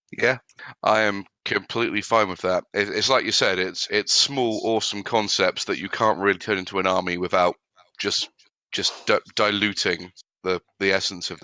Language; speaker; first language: English; native; English